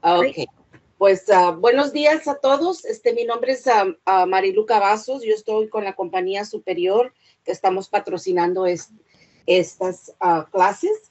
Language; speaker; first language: Spanish; early bilingual, heritage; Spanish